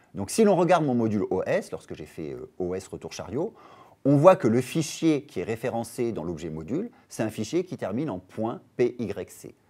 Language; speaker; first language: French; native; French